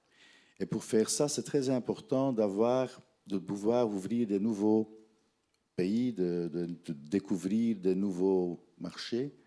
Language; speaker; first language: French; non-native, fluent; Dutch